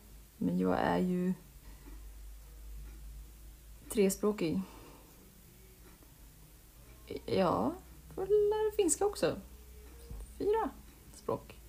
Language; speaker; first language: Swedish; early bilingual, other home language; Finnish